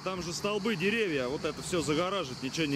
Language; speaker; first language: Russian; native; Russian